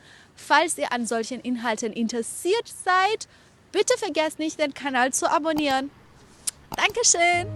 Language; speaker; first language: German; non-native, fluent; Persian